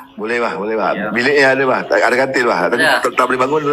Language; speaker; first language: Malay; native; Malay